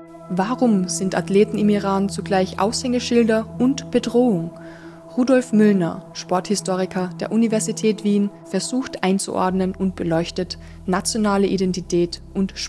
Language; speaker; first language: German; native; German